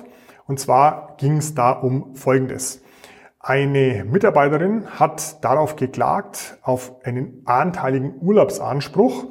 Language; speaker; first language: German; native; German